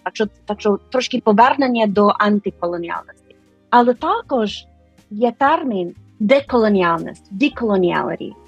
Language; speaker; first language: Ukrainian; non-native, fluent; English